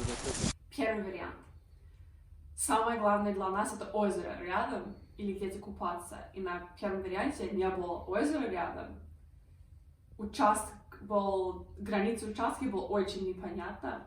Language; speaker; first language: Russian; non-native, fluent; English